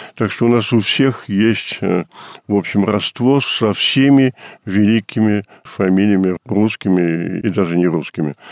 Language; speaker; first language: Russian; early bilingual, heritage; Russian